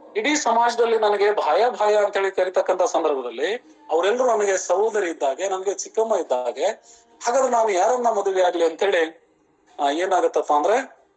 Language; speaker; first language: Kannada; non-native, local second language; Lambadi